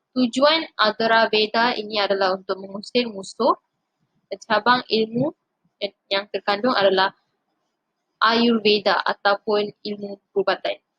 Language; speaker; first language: Malay; non-native, local second language; Tamil